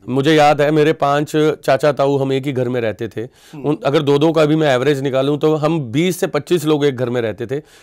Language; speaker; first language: Hindi; non-native, local second language; Punjabi